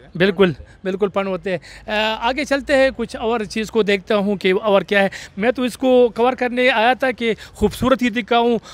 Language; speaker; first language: Urdu; non-native, local second language; Pashto